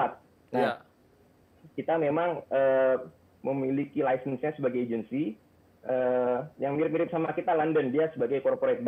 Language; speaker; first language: Indonesian; native; Indonesian